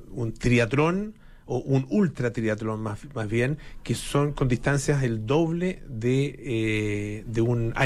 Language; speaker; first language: Spanish; native; Spanish